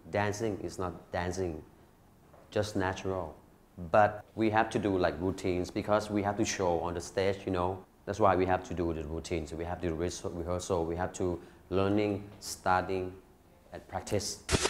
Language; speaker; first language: English; non-native, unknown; Thai